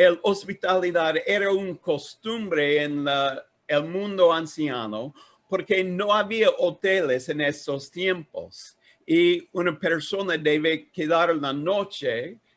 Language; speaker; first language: Spanish; non-native, learner; English